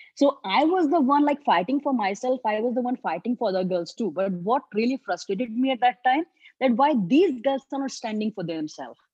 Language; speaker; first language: English; non-native, local second language; Hindi